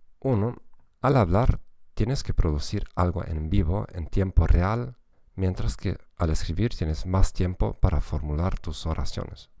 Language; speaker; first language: Spanish; non-native, fluent; German